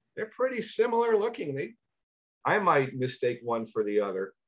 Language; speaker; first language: English; native; English